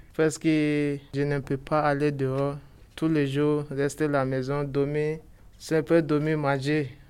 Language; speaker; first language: French; non-native, learner; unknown